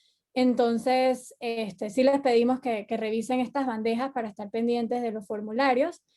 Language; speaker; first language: Spanish; native; Spanish